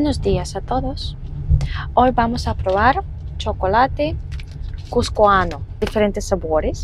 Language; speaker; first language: Spanish; non-native, fluent; Russian